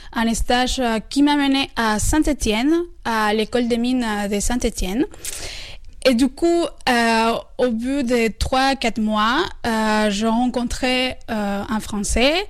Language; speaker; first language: French; non-native, fluent; Spanish